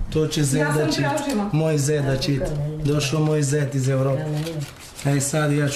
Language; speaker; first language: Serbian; non-native, local second language; Romany